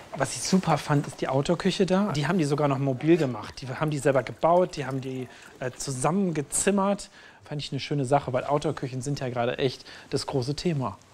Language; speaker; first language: German; native; German